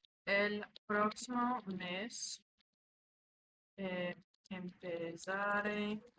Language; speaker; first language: Spanish; non-native, learner; English